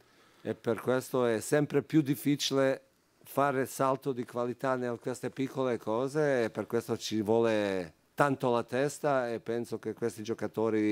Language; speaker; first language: Italian; non-native, fluent; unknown